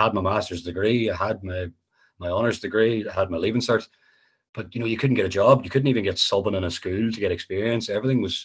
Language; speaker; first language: English; native; English